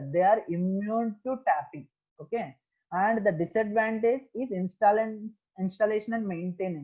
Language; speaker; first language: English; non-native, local second language; Telugu